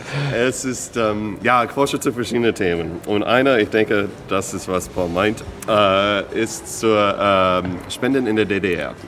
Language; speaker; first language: German; non-native, fluent; English